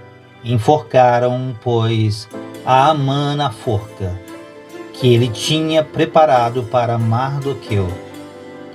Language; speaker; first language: Portuguese; native; Portuguese